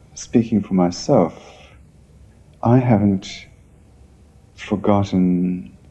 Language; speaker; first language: English; native; English